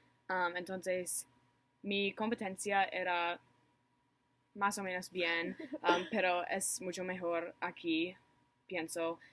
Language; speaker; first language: Spanish; non-native, learner; English